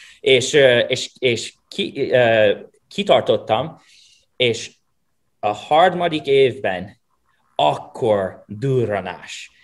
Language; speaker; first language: Hungarian; non-native, fluent; English